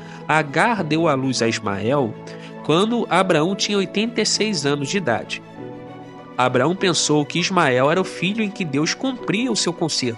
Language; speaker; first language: Portuguese; native; Portuguese